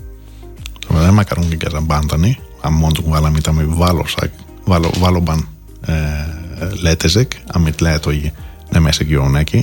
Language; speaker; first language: Hungarian; non-native, fluent; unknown